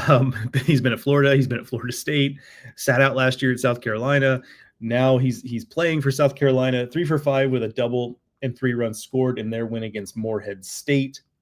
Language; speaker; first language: English; native; English